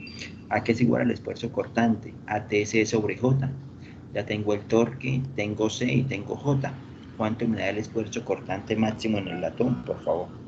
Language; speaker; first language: Spanish; native; Spanish